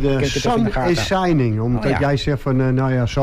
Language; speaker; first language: Dutch; native; Dutch